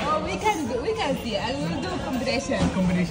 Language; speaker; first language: English; non-native, learner; Arabic